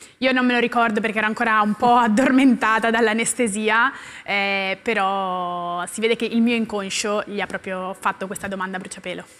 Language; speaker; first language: Italian; native; Italian